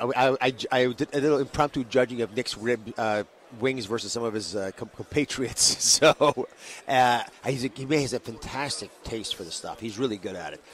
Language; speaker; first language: English; native; English